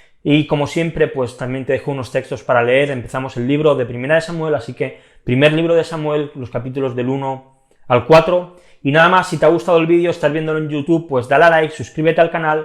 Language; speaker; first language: Spanish; native; Spanish